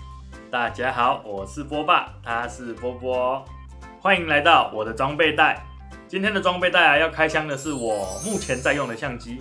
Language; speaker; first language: Chinese; native; Chinese